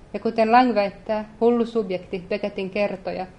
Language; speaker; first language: Finnish; native; Finnish